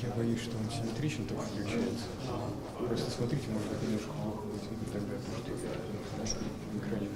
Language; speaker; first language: Russian; native; Russian